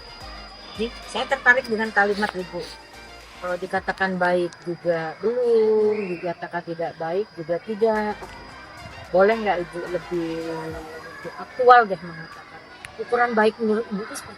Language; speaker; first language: Indonesian; native; Indonesian